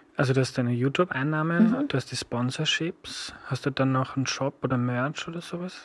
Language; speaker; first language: German; native; German